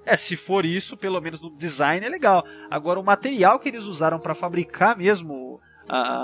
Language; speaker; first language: Portuguese; native; Portuguese